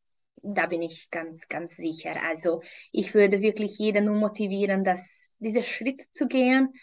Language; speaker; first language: German; non-native, fluent; Hungarian